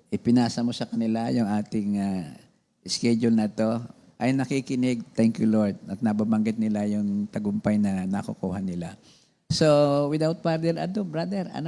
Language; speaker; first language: Filipino; native; Filipino